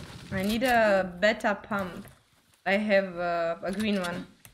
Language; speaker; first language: English; non-native, learner; Romanian